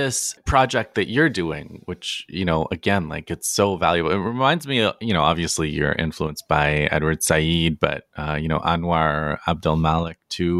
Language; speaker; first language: English; native; English